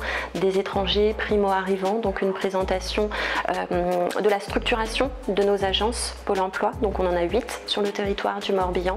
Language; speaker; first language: French; native; French